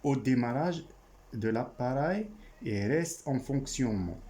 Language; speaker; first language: French; non-native, local second language; Arabic